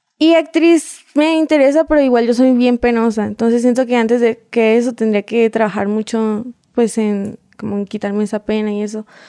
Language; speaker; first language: Spanish; native; Spanish